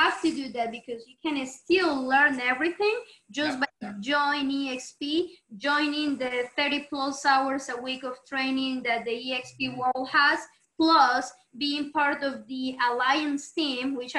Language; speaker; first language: English; non-native, fluent; Spanish